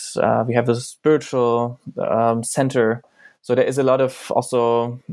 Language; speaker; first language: English; non-native, fluent; German